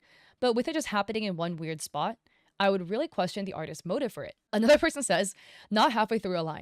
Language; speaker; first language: English; native; English